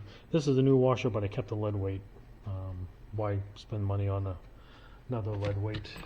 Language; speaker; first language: English; native; English